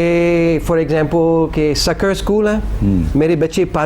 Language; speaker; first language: Hindi; non-native, learner; English